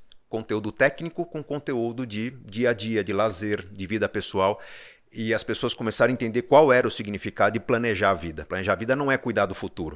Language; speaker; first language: Portuguese; native; Portuguese